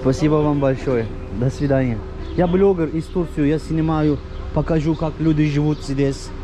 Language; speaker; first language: Russian; non-native, learner; Turkish